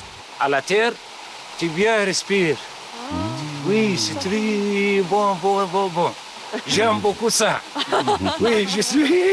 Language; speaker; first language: French; non-native, learner; Arabic